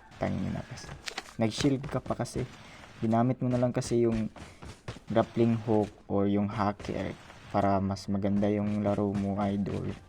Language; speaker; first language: Filipino; non-native, local second language; Cebuano